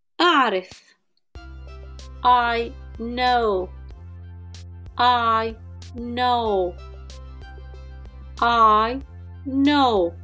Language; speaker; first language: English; non-native, fluent; Arabic